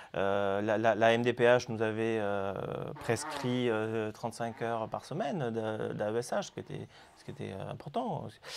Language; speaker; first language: French; native; French